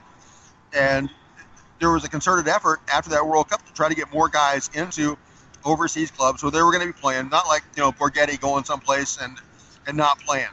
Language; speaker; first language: English; native; English